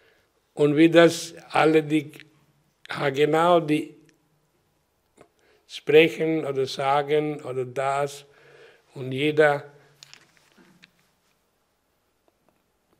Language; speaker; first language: German; non-native, learner; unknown